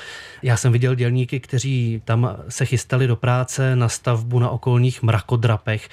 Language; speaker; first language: Czech; native; Czech